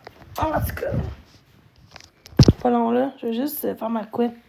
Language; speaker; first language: French; native; French